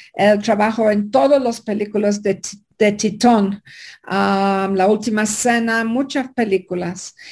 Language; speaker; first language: Spanish; non-native, learner; English